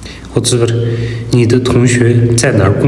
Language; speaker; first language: Chinese; non-native, fluent; Kazakh